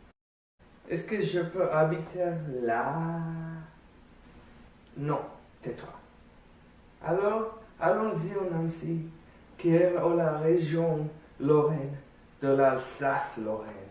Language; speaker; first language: French; non-native, learner; English